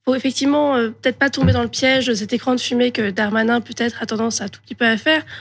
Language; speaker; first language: French; native; French